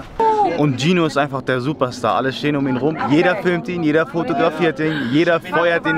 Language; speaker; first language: German; native; German